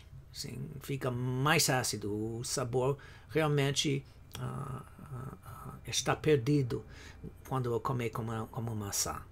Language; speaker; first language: Portuguese; non-native, fluent; English